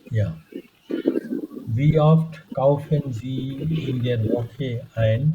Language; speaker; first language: German; non-native, fluent; Bangla